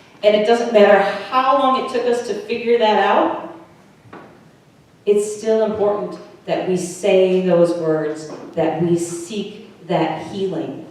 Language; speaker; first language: English; native; English